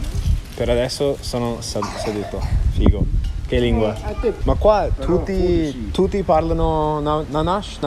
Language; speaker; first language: Italian; non-native, fluent; English